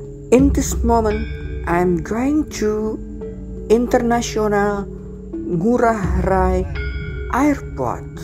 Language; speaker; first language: English; non-native, learner; Indonesian